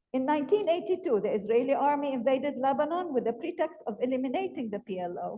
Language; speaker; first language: English; non-native, fluent; Arabic